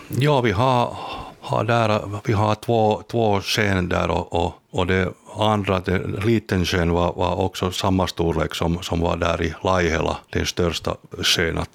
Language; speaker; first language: Swedish; non-native, local second language; Finnish